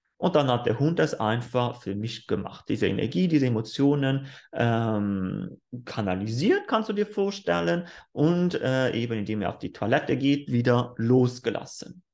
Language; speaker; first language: German; non-native, fluent; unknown